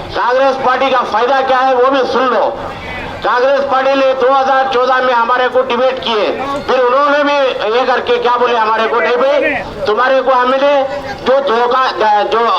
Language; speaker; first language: Hindi; non-native, local second language; Urdu